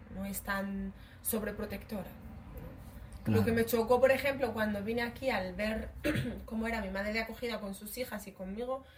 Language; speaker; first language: Spanish; early bilingual, other home language; Arabic